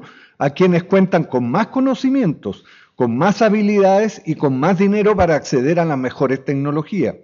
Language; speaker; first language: Spanish; native; Spanish